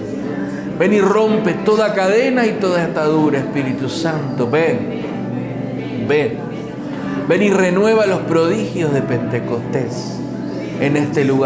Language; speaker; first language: Spanish; native; Spanish